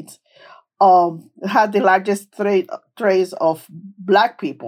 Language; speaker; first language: English; non-native, fluent; Spanish